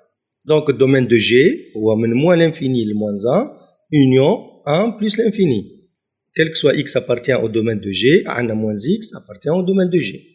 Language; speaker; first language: French; non-native, local second language; Arabic